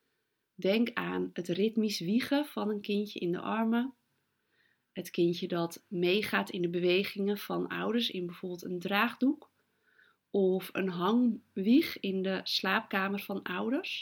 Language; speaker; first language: Dutch; native; Dutch